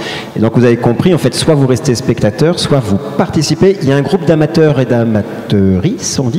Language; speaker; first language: French; native; French